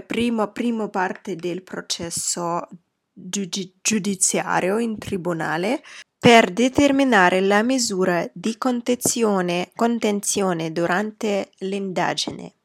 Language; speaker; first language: Italian; non-native, fluent; Russian